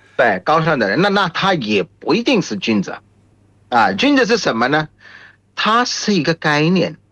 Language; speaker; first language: Chinese; non-native, fluent; Bangla